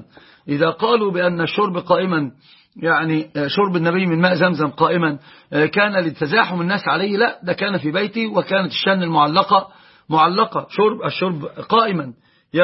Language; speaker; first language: Arabic; native; Arabic